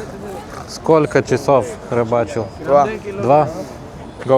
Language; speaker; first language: Russian; non-native, learner; Lithuanian